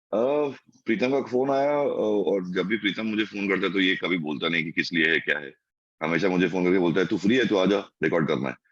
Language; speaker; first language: Hindi; non-native, local second language; Tamil